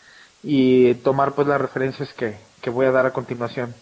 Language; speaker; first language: Spanish; native; Spanish